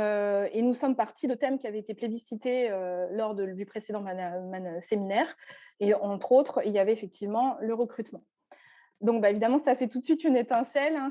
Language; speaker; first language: French; native; French